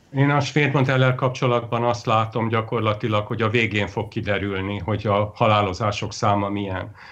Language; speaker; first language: Hungarian; native; Hungarian